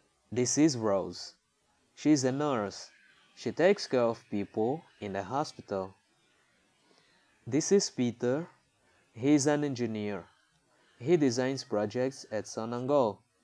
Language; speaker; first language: English; non-native, fluent; Portuguese